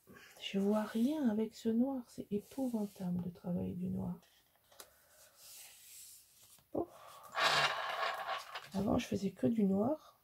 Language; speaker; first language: French; native; French